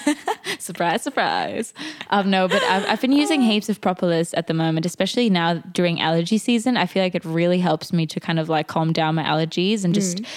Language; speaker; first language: English; non-native, fluent; German